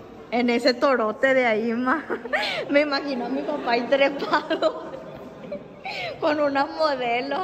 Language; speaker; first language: Spanish; early bilingual, heritage; Spanish